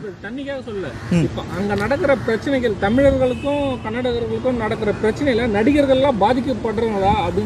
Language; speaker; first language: Tamil; native; Tamil